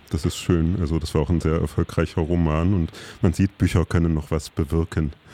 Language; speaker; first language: German; native; German